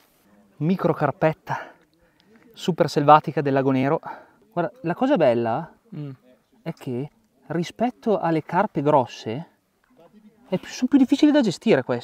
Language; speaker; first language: Italian; native; Italian